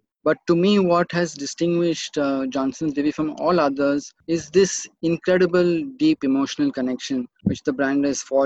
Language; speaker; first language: English; non-native, local second language; Marathi